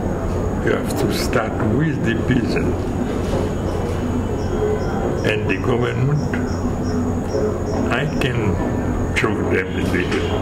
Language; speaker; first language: English; non-native, fluent; Haitian Creole